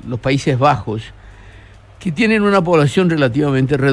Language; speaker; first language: Spanish; native; Spanish